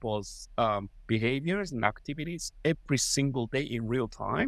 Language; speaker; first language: English; non-native, fluent; Japanese